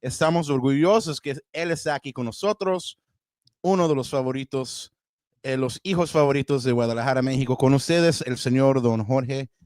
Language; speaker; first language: Spanish; early bilingual, heritage; Spanish